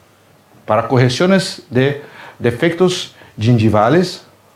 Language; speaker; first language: Spanish; non-native, learner; Portuguese